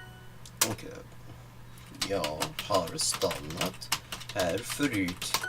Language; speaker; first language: Swedish; non-native, learner; English